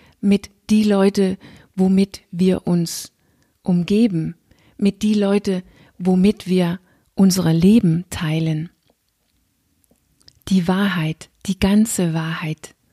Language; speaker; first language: German; non-native, fluent; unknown